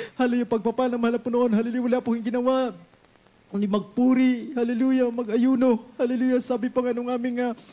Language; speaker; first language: Filipino; non-native, local second language; Masbatenyo